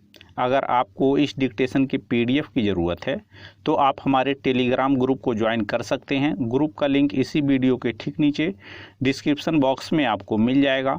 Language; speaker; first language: Hindi; native; Hindi